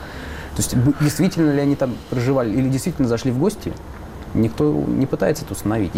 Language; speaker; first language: Russian; native; Russian